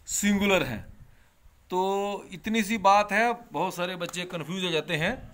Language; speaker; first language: Hindi; non-native, local second language; Punjabi